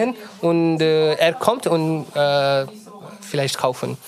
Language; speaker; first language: German; non-native, learner; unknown